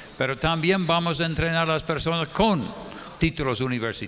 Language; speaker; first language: Spanish; non-native, fluent; English